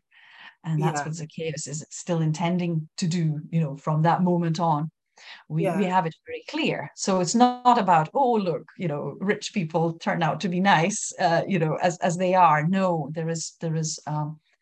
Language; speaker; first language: English; non-native, fluent; Lithuanian